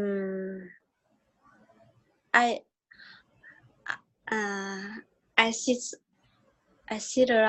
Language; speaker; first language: English; non-native, learner; Vietnamese